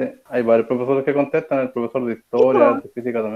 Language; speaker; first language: Spanish; native; Spanish